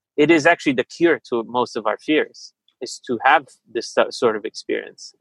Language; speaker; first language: English; early bilingual, other home language; Portuguese